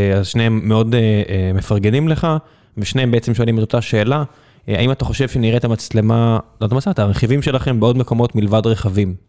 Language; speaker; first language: Hebrew; native; Hebrew